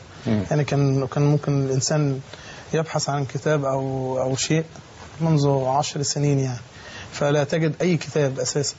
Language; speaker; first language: Arabic; native; Arabic